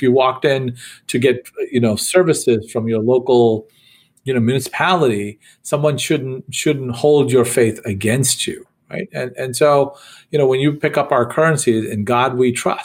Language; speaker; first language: English; native; English